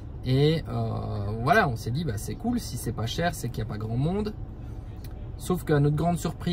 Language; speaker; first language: French; native; French